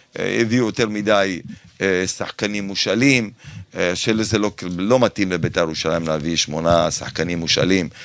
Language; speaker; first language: Hebrew; native; Hebrew